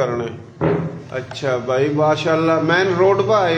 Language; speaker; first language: Hindi; non-native, local second language; Marwari